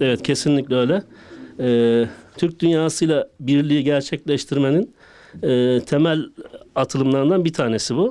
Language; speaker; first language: Turkish; native; Turkish